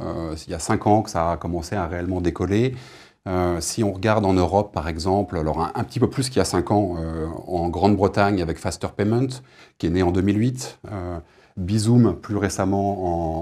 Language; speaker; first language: French; native; French